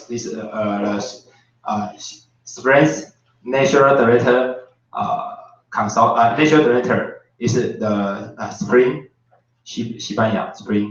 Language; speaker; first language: English; non-native, learner; Chinese